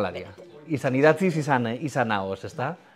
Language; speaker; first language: Basque; native; Basque